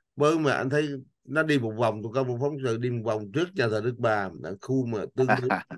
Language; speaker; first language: Vietnamese; native; Vietnamese